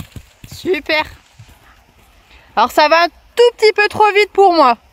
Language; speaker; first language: French; native; French